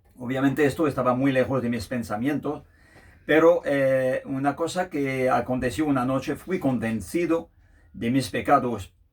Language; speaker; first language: Spanish; non-native, fluent; French